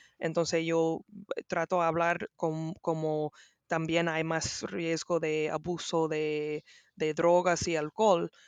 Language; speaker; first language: Spanish; non-native, learner; English